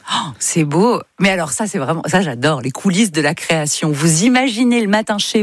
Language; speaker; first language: French; native; French